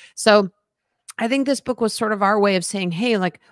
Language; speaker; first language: English; native; English